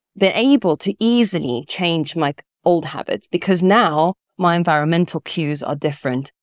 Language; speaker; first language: English; early bilingual, other home language; Italian